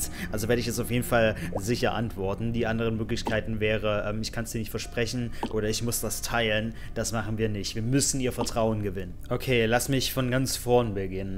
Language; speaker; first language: German; native; German